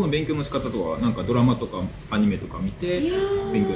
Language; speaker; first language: Japanese; native; Japanese